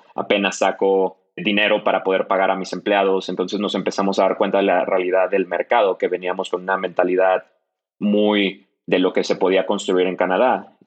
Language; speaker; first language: Spanish; native; Spanish